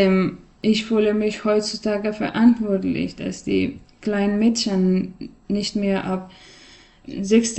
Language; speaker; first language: German; non-native, fluent; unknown